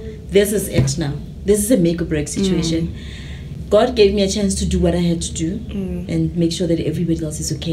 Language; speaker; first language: English; non-native, local second language; Tswana